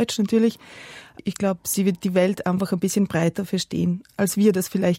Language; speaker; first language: German; non-native, fluent; Serbian